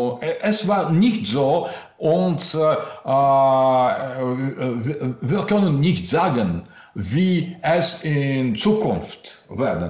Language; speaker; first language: German; non-native, learner; Russian